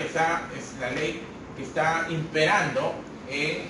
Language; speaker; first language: Spanish; native; Spanish